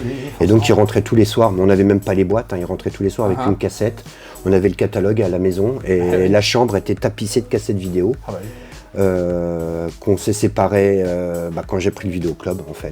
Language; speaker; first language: French; native; French